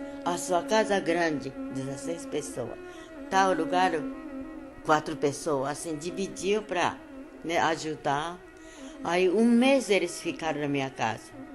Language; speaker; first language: Portuguese; non-native, learner; Japanese